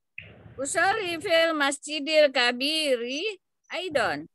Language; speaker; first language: Arabic; non-native, learner; Indonesian